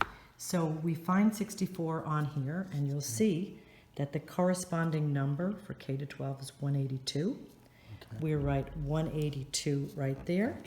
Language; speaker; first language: English; native; English